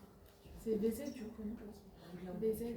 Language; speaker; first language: French; native; French